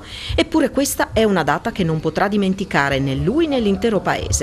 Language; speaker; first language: Italian; native; Italian